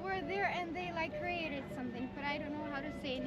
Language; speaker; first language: English; non-native, learner; Albanian